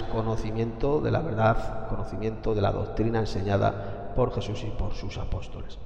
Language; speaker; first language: Spanish; native; Spanish